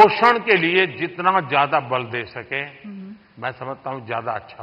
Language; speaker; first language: Hindi; non-native, local second language; Gujarati